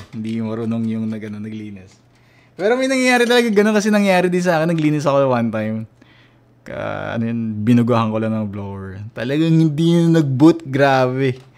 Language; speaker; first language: Filipino; non-native, local second language; Cebuano